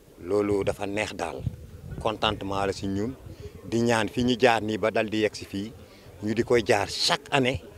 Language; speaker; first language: Wolof; native; Wolof